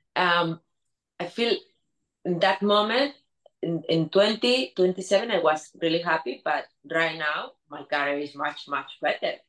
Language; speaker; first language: English; non-native, learner; Spanish